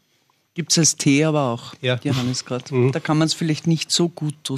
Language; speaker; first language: German; native; German